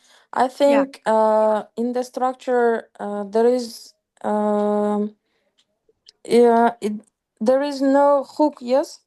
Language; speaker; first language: English; non-native, fluent; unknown